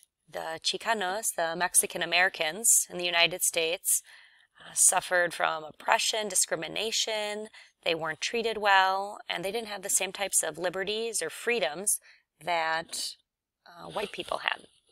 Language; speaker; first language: English; native; English